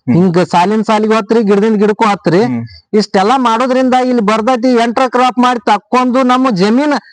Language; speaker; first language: Kannada; native; Kannada